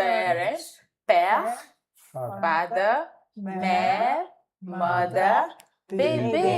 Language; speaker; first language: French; non-native, fluent; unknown